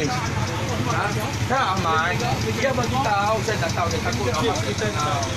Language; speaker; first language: Malay; native; Malay